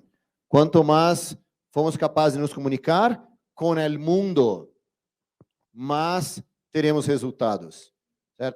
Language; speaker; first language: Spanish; non-native, learner; Portuguese